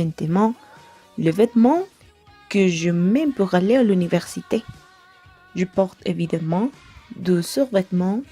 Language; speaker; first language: French; non-native, learner; Spanish